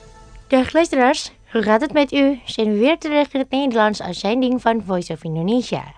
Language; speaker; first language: Dutch; non-native, fluent; Indonesian